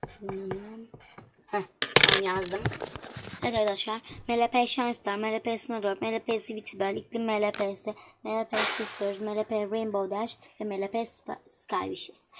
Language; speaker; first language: Turkish; native; Turkish